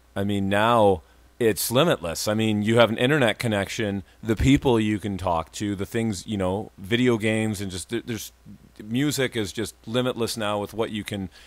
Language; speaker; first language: English; native; English